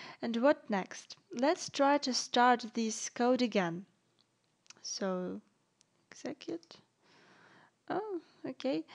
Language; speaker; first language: English; non-native, fluent; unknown